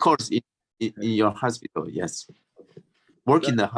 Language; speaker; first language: English; non-native, fluent; Chinese